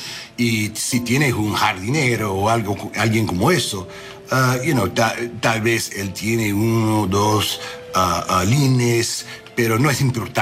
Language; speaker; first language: Spanish; non-native, learner; English